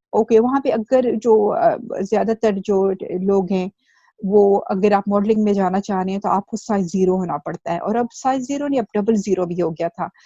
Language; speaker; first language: Urdu; early bilingual, heritage; Urdu